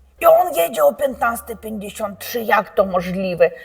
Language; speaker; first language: Polish; non-native, learner; Russian